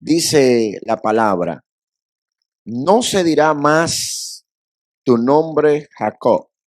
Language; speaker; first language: Spanish; native; Spanish